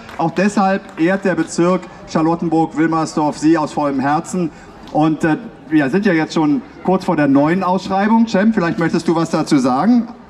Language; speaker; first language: German; native; German